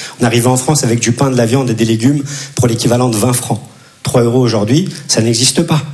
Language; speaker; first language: French; early bilingual, other home language; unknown